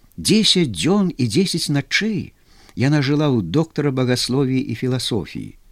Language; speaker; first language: Belarusian; native; Belarusian